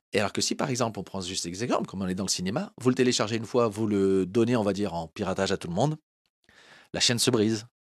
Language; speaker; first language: French; early bilingual, other home language; Portuguese